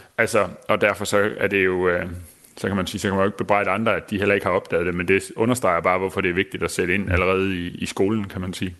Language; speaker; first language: Danish; native; Danish